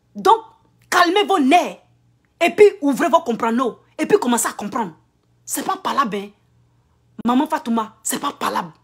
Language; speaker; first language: French; non-native, local second language; Akan